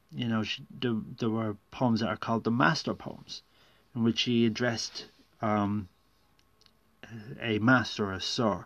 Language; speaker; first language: English; native; English